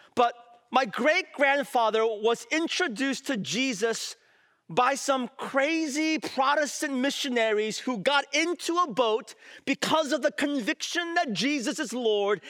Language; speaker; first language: English; native; English